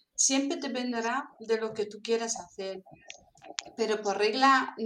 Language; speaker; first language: Spanish; non-native, fluent; German